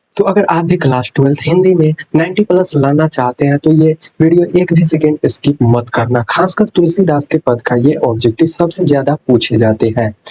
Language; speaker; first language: Hindi; native; Hindi